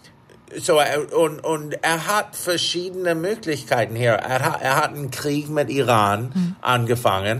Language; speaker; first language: German; non-native, fluent; English